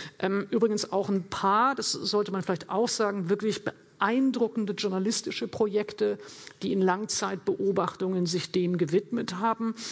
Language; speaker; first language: German; native; German